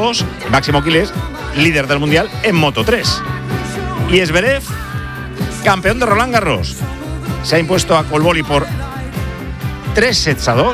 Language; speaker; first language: Spanish; native; Spanish